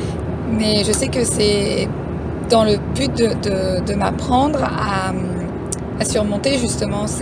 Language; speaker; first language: French; native; French